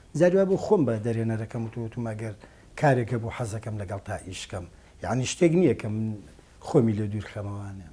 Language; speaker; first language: Central Kurdish; non-native, local second language; Gurani